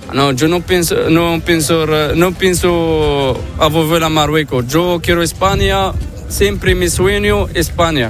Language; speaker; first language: Spanish; non-native, learner; Arabic